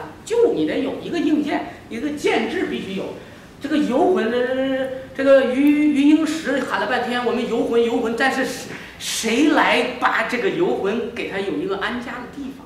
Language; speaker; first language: Chinese; native; Chinese